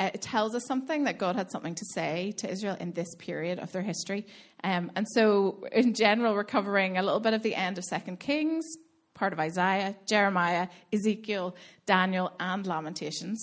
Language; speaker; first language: English; native; English